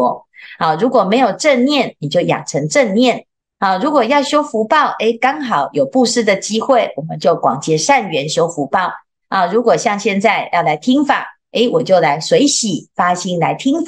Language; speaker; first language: Chinese; native; Chinese